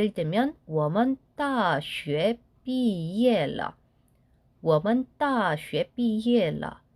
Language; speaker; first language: Chinese; non-native, fluent; Korean